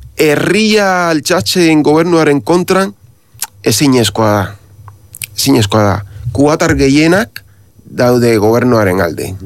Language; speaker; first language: Basque; non-native, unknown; Spanish